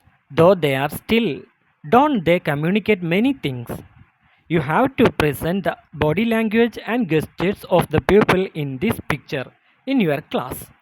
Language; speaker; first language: English; non-native, local second language; Malayalam